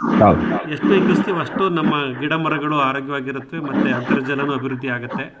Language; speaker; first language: Kannada; native; Kannada